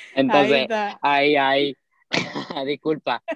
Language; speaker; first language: Spanish; native; Spanish